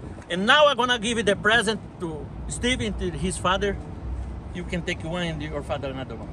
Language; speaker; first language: English; non-native, learner; Portuguese